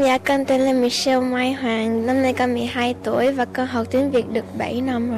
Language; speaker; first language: Vietnamese; early bilingual, heritage; Vietnamese